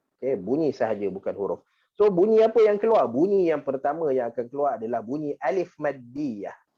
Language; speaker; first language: Malay; native; Malay